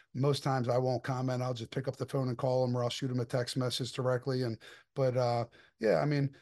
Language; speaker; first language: English; native; English